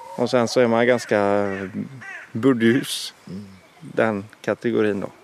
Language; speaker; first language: Swedish; native; Swedish